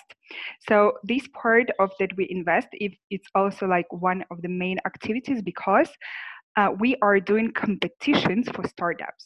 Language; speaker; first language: English; non-native, fluent; Ukrainian